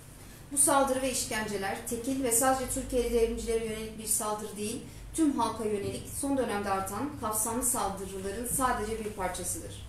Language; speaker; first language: Turkish; native; Turkish